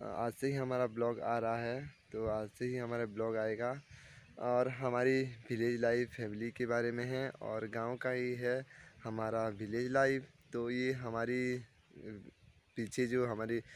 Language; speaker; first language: Hindi; non-native, local second language; Odia